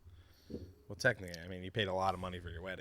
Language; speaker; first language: English; native; English